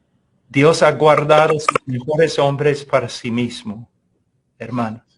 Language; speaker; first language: Spanish; non-native, fluent; English